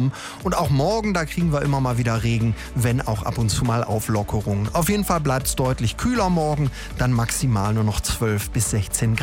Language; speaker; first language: German; native; German